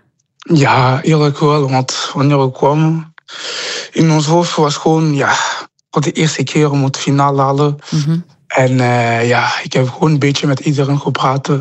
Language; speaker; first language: Dutch; non-native, local second language; French